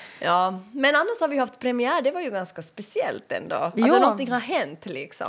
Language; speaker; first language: Swedish; native; Swedish